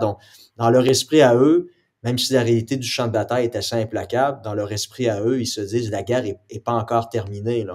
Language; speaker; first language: French; native; French